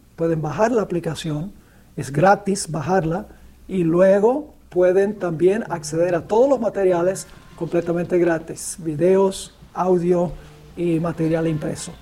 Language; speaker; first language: Spanish; early bilingual, other home language; English